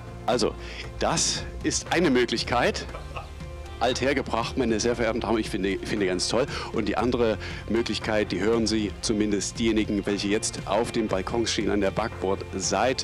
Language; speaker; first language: German; native; German